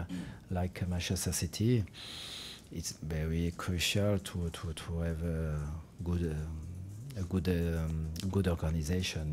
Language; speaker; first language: English; non-native, fluent; French